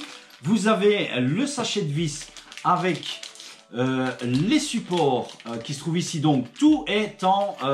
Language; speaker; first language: French; native; French